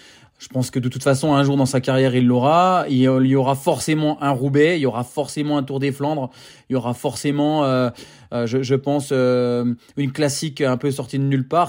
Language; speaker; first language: French; native; French